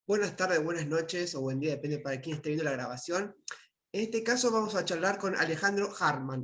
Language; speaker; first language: Spanish; native; Spanish